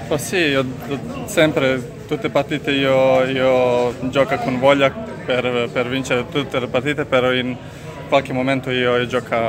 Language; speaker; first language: Italian; non-native, learner; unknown